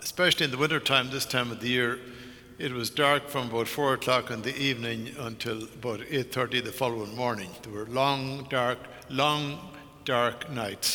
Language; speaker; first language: English; native; English